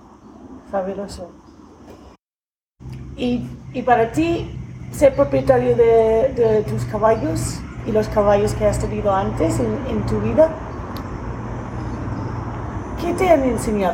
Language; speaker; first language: Spanish; non-native, fluent; English